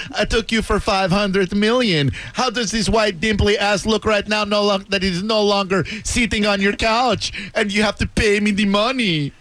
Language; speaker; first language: English; native; English